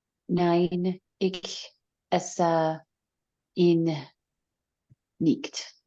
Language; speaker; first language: German; non-native, learner; English